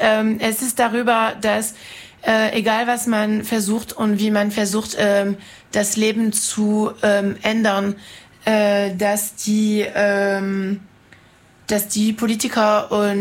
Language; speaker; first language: German; non-native, fluent; French